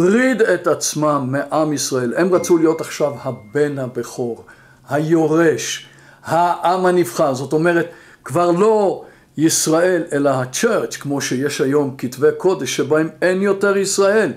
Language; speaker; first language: Hebrew; non-native, fluent; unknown